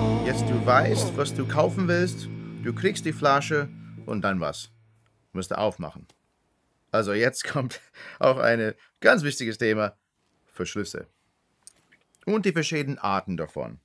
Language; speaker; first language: German; non-native, fluent; English